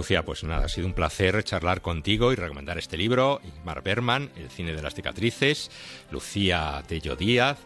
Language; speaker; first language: Spanish; native; Spanish